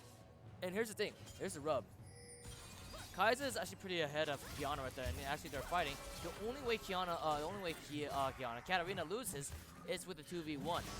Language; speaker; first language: English; native; English